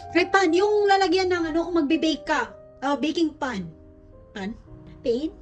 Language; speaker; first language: Filipino; non-native, local second language; Cebuano